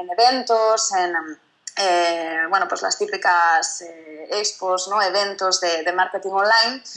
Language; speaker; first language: Spanish; native; Spanish